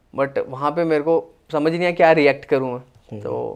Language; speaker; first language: Hindi; native; Hindi